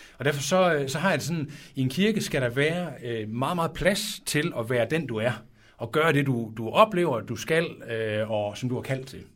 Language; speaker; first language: Danish; native; Danish